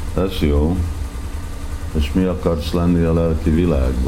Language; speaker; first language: Hungarian; early bilingual, heritage; Hungarian